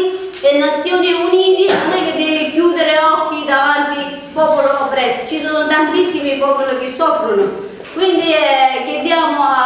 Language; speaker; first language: Italian; non-native, learner; Tibetan